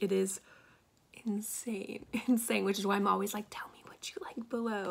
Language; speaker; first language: English; native; English